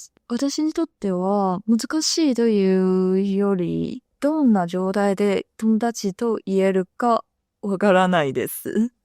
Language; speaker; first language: Japanese; non-native, fluent; Chinese